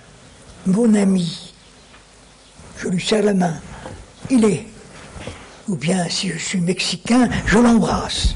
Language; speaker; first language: French; native; French